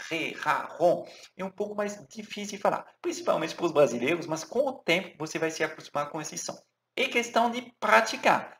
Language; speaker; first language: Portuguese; non-native, fluent; French